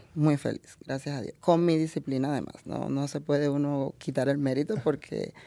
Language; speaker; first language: Spanish; native; Spanish